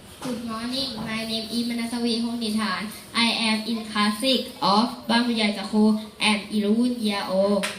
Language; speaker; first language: English; non-native, learner; Thai